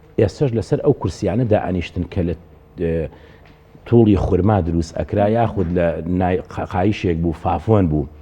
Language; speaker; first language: Central Kurdish; native; Central Kurdish